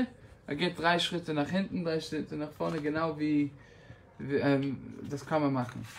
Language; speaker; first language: German; non-native, fluent; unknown